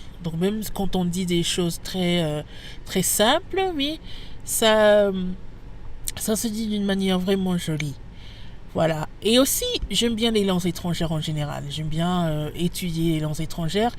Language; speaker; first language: French; non-native, fluent; English